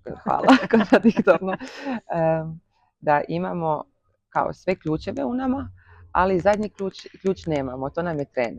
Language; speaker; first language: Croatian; early bilingual, heritage; Croatian